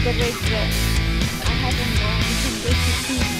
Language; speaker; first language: English; non-native, learner; Hindi